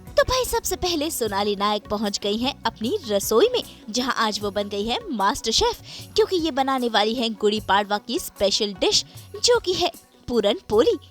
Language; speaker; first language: Hindi; native; Hindi